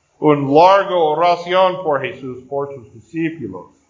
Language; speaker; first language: Spanish; non-native, fluent; Portuguese